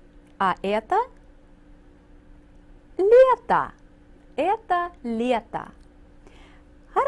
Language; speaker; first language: Russian; non-native, fluent; English